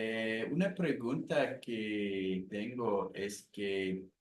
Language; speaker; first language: Spanish; non-native, fluent; English